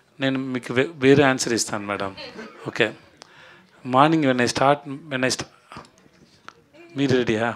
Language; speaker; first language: Telugu; non-native, learner; Tamil